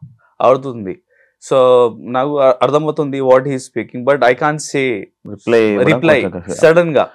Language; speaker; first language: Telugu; non-native, learner; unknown